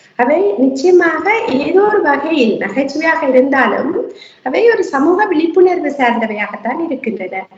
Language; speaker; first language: Tamil; native; Tamil